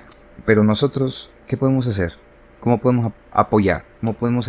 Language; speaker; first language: Spanish; native; Spanish